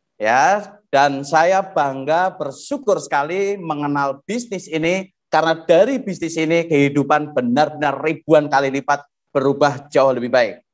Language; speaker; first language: Indonesian; non-native, local second language; Javanese